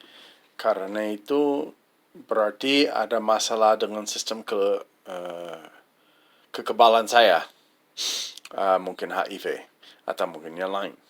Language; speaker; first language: Indonesian; non-native, fluent; English